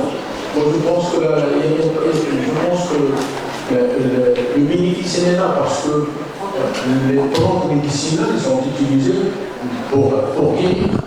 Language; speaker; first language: French; non-native, local second language; Arabic